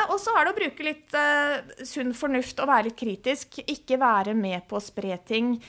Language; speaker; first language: Norwegian; native; Norwegian